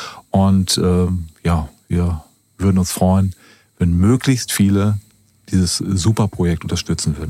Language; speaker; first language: German; native; German